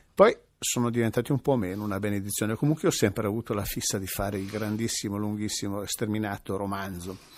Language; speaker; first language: Italian; native; Italian